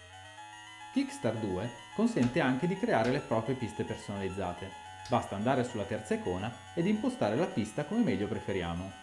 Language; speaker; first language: Italian; native; Italian